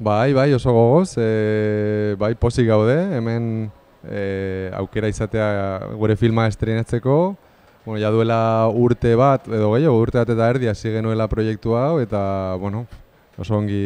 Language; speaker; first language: Basque; non-native, local second language; Spanish